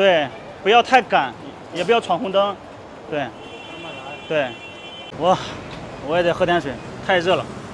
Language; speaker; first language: Chinese; native; Chinese